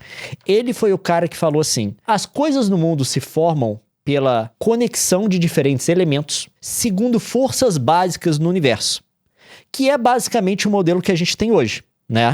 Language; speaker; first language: Portuguese; native; Portuguese